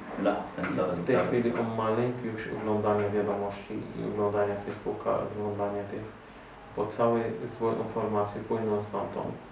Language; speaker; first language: Polish; non-native, learner; Arabic